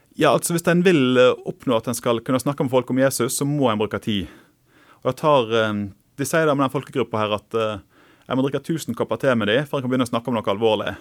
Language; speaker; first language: Norwegian; native; Norwegian